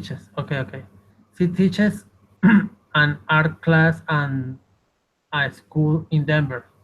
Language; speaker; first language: English; non-native, learner; Spanish